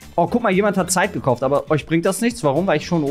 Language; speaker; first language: German; native; German